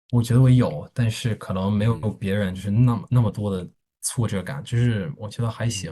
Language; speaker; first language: Chinese; non-native, fluent; English